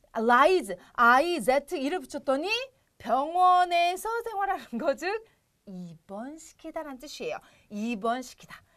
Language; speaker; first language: Korean; native; Korean